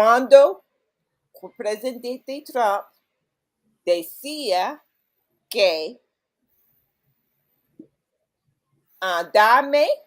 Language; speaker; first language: Spanish; non-native, learner; English